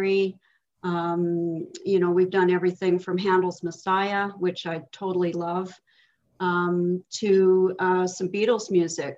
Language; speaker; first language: English; native; English